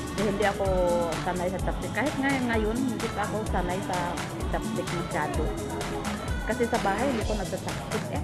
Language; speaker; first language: Filipino; non-native, local second language; Cebuano